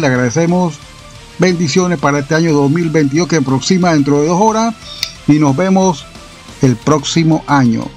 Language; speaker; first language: Spanish; native; Spanish